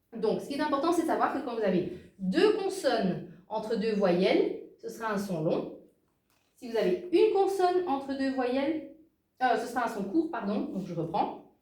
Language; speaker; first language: French; native; French